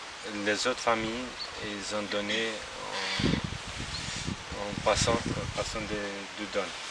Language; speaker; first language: French; non-native, learner; Albanian